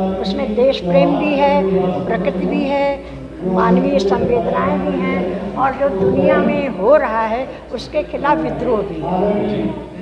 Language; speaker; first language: Hindi; native; Hindi